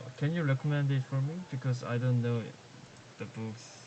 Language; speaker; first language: English; non-native, learner; Korean